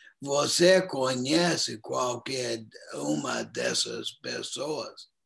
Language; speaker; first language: Portuguese; non-native, fluent; English